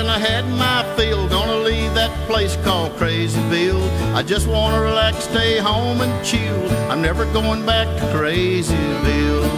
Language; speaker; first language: English; native; English